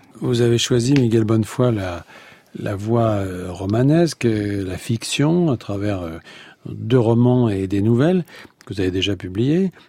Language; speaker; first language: French; native; French